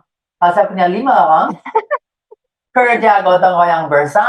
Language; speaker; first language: Indonesian; non-native, fluent; English